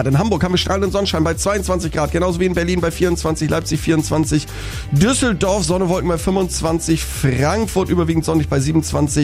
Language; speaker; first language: German; native; German